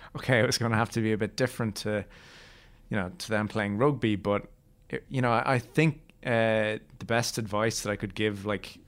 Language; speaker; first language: English; native; English